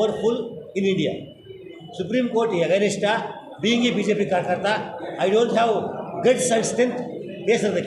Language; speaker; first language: Tamil; non-native, learner; Kannada